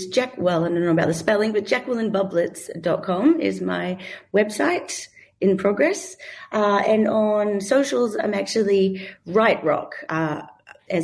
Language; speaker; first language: English; native; English